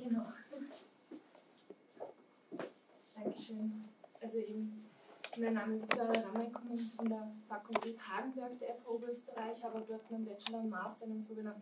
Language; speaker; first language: German; native; German